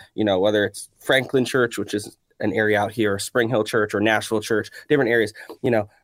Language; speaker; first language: English; native; English